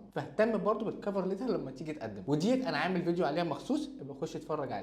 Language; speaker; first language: Arabic; native; Arabic